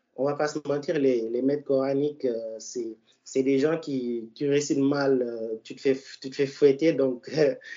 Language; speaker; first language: French; non-native, local second language; Wolof